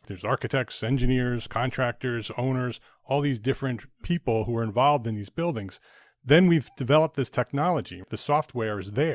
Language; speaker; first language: English; native; English